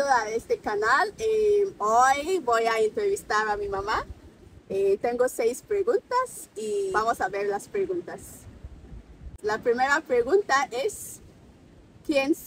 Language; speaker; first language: Spanish; non-native, fluent; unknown